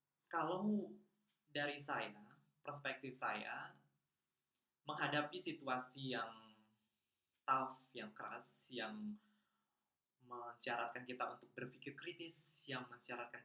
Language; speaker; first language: Indonesian; non-native, local second language; Balinese